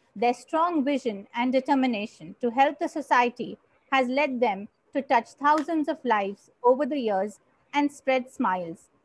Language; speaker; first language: English; non-native, local second language; Marathi